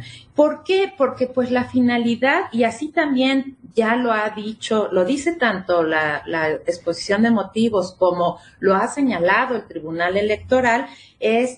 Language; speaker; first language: Spanish; native; Spanish